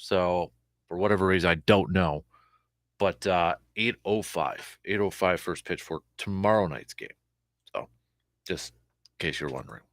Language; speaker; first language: English; native; English